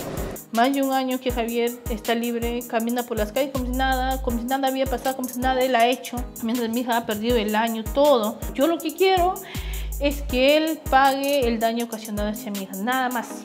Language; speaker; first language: Spanish; native; Spanish